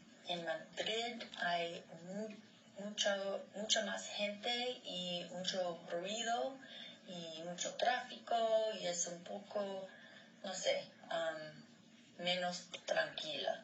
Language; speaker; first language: Spanish; non-native, learner; English